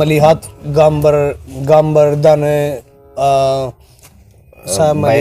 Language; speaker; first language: Indonesian; non-native, learner; Hindi